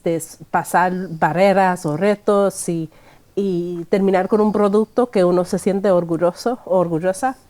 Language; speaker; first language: Spanish; early bilingual, heritage; Spanish